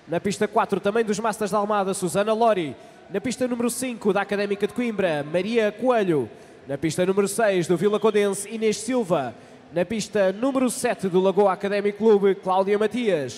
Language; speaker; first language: Portuguese; native; Portuguese